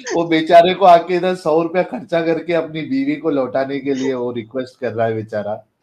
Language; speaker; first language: Hindi; native; Hindi